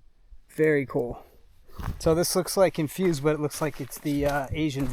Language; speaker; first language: English; native; English